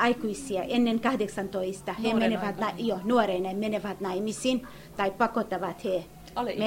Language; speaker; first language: Finnish; non-native, learner; Kurdish